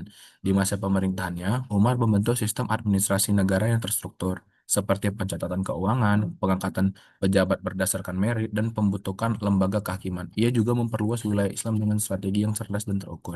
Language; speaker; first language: Indonesian; native; Indonesian